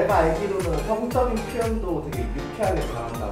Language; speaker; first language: Korean; native; Korean